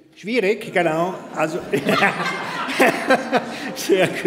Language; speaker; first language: German; native; German